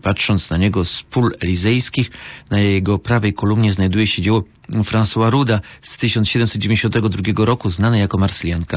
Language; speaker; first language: Polish; native; Polish